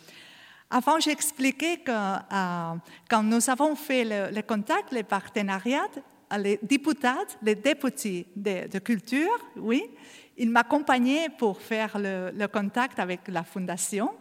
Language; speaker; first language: French; non-native, learner; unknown